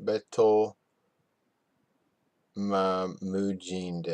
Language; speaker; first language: Japanese; non-native, learner; English